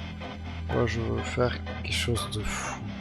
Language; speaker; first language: French; native; French